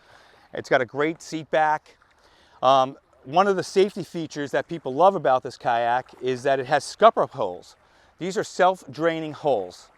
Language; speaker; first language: English; native; English